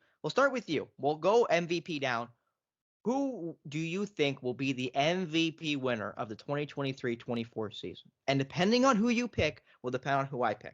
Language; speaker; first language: English; native; English